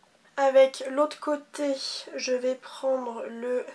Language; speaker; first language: French; native; French